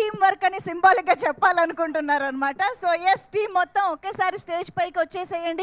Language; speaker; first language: Telugu; native; Telugu